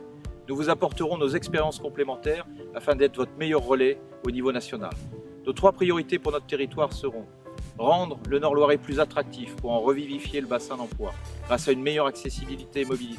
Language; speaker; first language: French; native; French